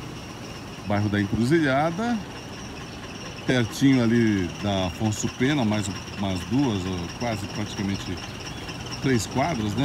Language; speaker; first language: Portuguese; native; Portuguese